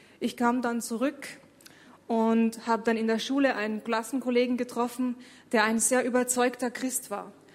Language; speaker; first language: German; early bilingual, other home language; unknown